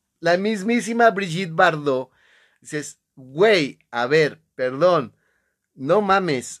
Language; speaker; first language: Spanish; native; Spanish